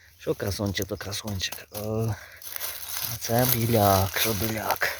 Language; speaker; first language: Ukrainian; native; Ukrainian